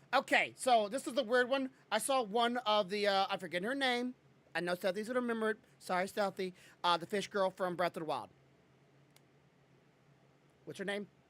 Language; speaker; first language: English; native; English